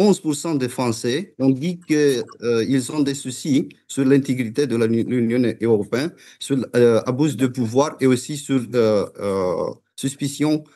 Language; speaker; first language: French; non-native, fluent; Romanian